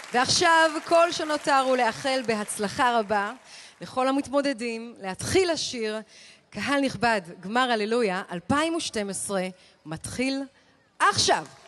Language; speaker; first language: Hebrew; native; Hebrew